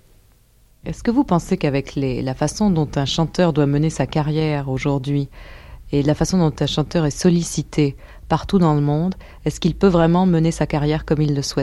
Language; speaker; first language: French; native; French